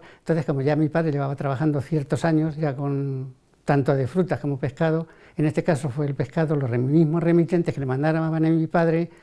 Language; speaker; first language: Spanish; native; Spanish